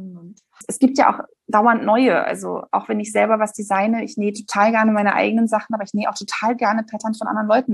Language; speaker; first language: German; native; German